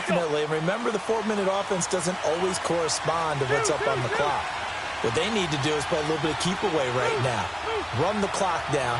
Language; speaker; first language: English; native; English